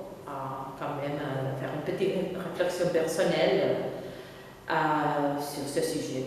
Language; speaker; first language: French; non-native, fluent; Catalan